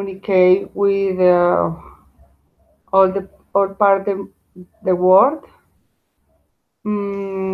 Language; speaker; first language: English; non-native, learner; Spanish